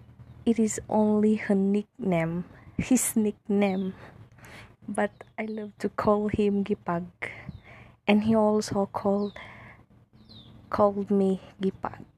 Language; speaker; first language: English; non-native, local second language; Malay